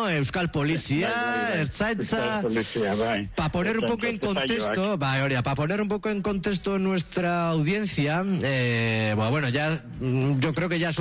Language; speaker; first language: Spanish; native; Spanish